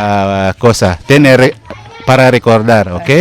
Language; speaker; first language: Spanish; non-native, learner; Filipino